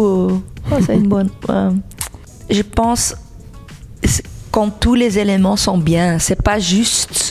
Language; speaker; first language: French; non-native, local second language; Dutch